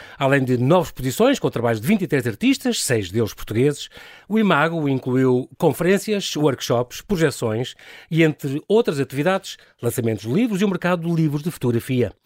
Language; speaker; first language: Portuguese; native; Portuguese